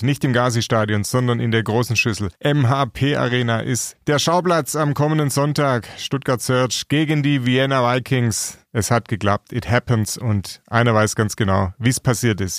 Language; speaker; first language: German; native; German